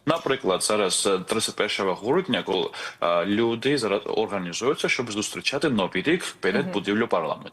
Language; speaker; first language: Ukrainian; non-native, fluent; Georgian